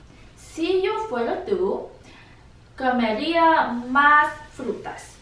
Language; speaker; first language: Spanish; non-native, learner; English